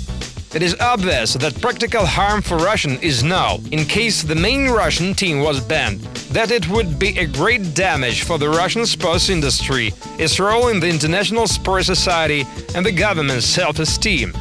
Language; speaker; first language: English; non-native, fluent; Russian